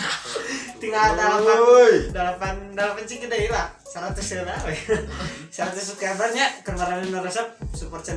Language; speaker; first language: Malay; non-native, local second language; Sundanese